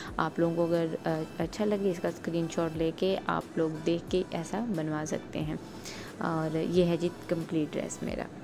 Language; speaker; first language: Urdu; native; Urdu